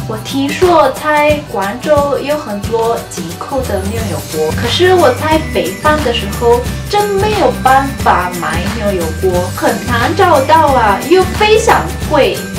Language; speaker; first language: Chinese; non-native, fluent; Spanish